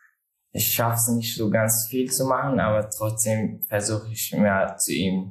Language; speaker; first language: German; non-native, learner; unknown